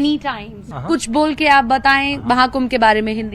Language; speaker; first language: Hindi; native; Hindi